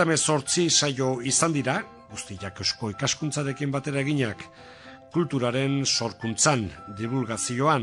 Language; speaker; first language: Basque; native; Basque